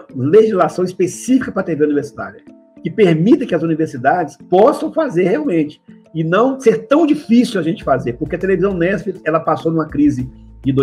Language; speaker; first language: Portuguese; native; Portuguese